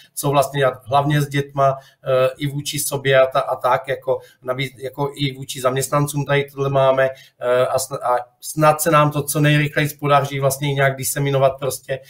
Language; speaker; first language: Czech; native; Czech